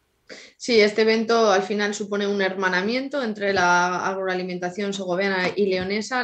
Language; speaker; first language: Spanish; native; Spanish